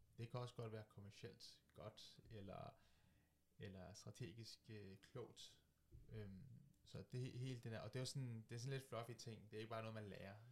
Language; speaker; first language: Danish; early bilingual, other home language; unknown